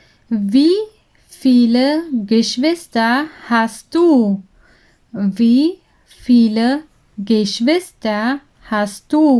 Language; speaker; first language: German; non-native, learner; Urdu